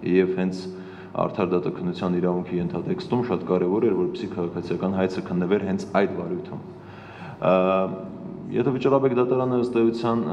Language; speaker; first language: Armenian; native; Armenian